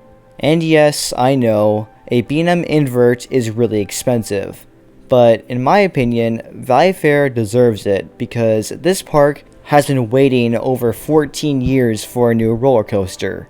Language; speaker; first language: English; native; English